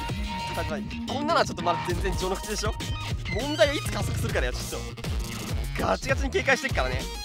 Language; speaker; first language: Japanese; native; Japanese